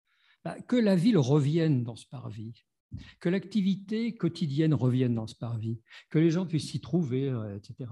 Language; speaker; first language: French; native; French